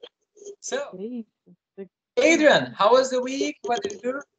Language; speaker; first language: English; non-native, fluent; Portuguese